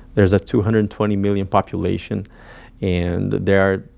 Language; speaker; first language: English; non-native, fluent; Portuguese